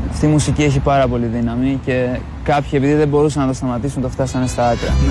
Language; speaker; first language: Greek; early bilingual, other home language; Albanian